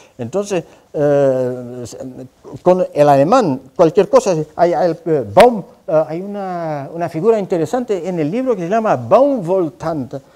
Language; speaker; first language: Spanish; non-native, fluent; Dutch